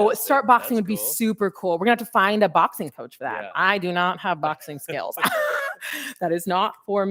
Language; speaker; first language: English; native; English